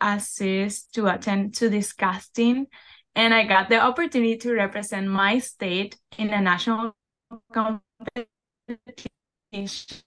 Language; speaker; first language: English; non-native, fluent; Spanish